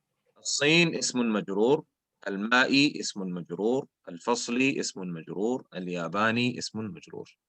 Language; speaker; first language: Arabic; non-native, fluent; English